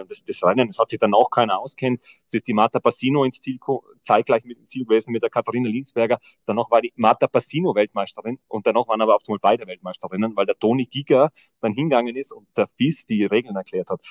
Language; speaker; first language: German; native; German